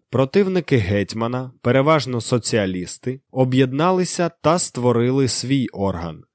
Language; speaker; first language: Ukrainian; native; Ukrainian